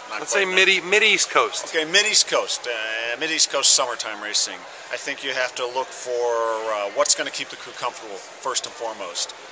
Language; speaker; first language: English; native; English